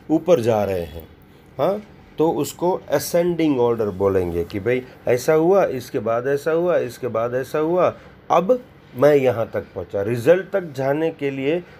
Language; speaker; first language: Hindi; non-native, local second language; Gujarati